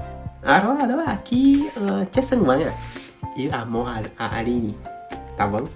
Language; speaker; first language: Portuguese; non-native, learner; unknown